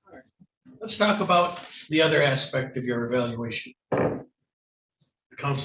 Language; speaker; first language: English; native; English